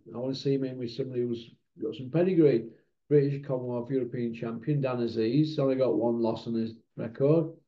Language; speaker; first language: English; native; English